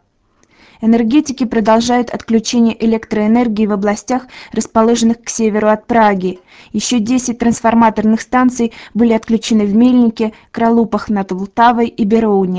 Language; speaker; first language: Russian; native; Russian